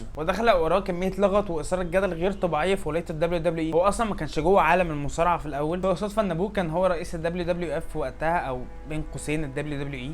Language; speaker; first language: Arabic; native; Arabic